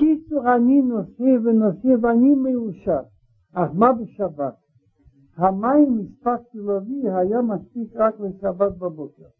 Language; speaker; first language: Hebrew; non-native, learner; Russian